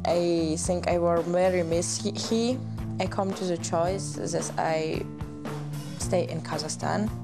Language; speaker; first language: English; non-native, learner; German